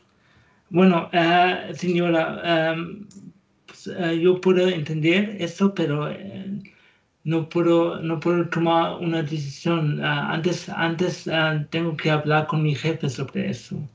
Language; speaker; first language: Spanish; non-native, learner; German